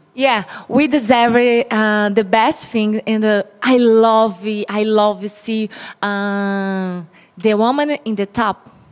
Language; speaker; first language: English; non-native, learner; Portuguese